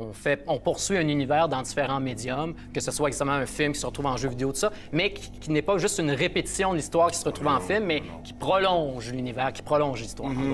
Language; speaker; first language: French; native; French